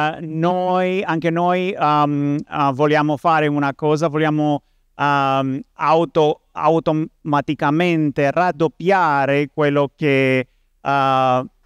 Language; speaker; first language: Italian; non-native, learner; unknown